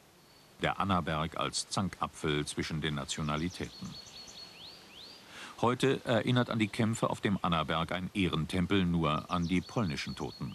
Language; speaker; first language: German; native; German